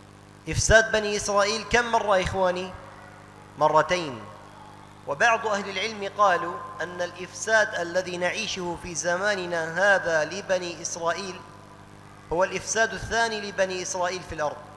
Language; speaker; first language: Arabic; native; Arabic